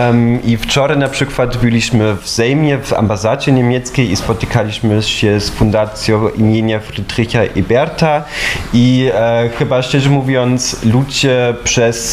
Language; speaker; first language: Polish; non-native, fluent; German